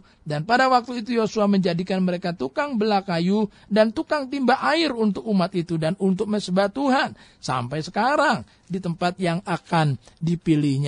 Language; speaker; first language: Indonesian; native; Indonesian